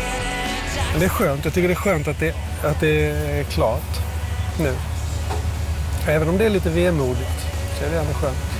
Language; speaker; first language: Swedish; native; Swedish